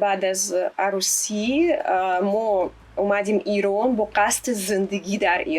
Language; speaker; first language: Persian; non-native, fluent; Russian